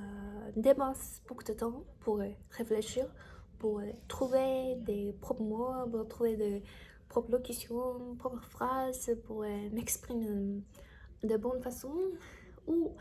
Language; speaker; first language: French; non-native, learner; Chinese